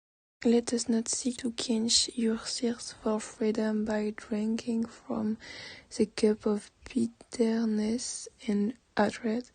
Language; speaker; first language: English; non-native, learner; French